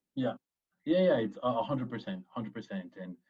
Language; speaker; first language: English; early bilingual, other home language; French